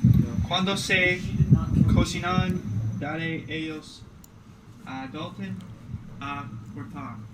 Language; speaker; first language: Spanish; non-native, learner; English